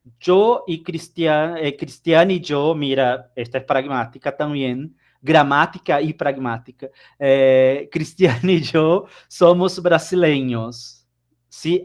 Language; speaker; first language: Spanish; non-native, fluent; Portuguese